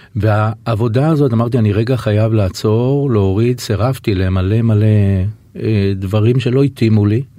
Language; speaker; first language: Hebrew; native; Hebrew